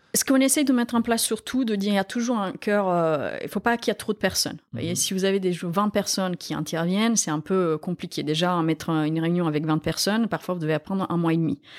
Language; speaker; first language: French; non-native, fluent; Romanian